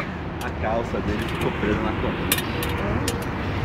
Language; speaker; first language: Portuguese; native; Portuguese